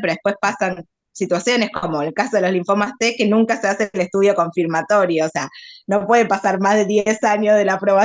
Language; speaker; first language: Spanish; native; Spanish